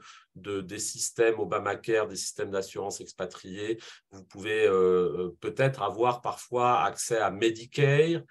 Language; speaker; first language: French; native; French